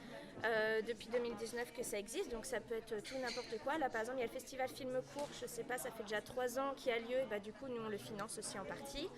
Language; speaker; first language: French; native; French